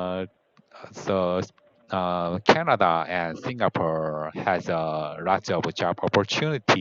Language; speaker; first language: English; non-native, learner; Korean